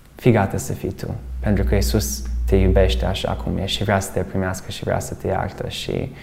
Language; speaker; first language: Romanian; early bilingual, other home language; English